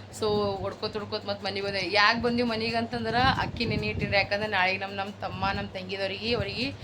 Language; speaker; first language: Kannada; native; Kannada